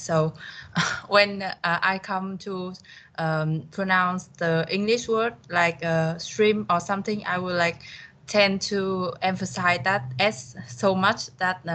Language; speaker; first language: English; non-native, fluent; Vietnamese